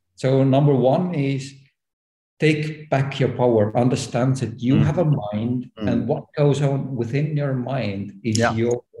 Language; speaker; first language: English; non-native, fluent; Estonian